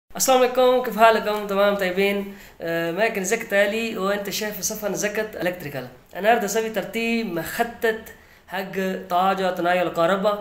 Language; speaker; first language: Arabic; non-native, learner; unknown